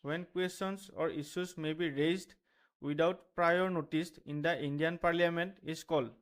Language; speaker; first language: English; non-native, local second language; Assamese